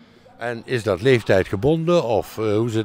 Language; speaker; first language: Dutch; native; Dutch